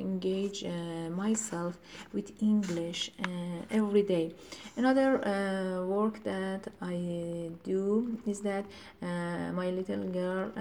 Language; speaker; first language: English; non-native, learner; Persian